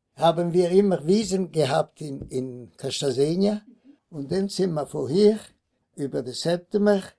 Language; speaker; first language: German; non-native, local second language; Italian